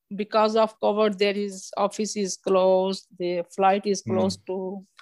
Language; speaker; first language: English; non-native, local second language; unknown